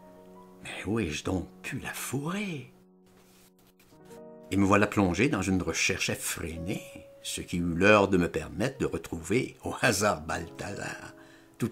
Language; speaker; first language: French; native; French